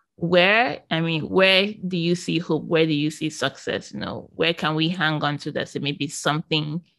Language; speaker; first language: English; native; English